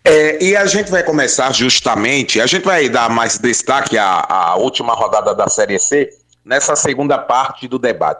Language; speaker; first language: Portuguese; native; Portuguese